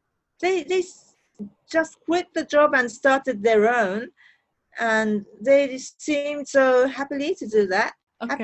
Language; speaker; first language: English; non-native, learner; Japanese